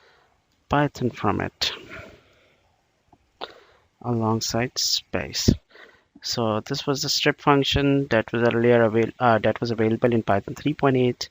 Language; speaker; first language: English; non-native, local second language; Bangla